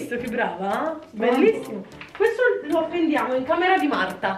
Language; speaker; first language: Italian; native; Italian